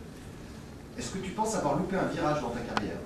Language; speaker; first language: French; native; French